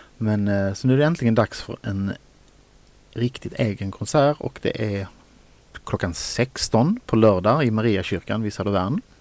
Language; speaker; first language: Swedish; native; Swedish